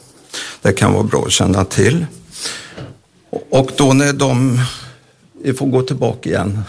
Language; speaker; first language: Swedish; native; Swedish